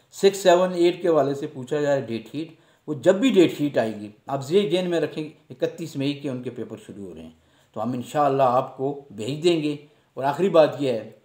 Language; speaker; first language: Urdu; non-native, local second language; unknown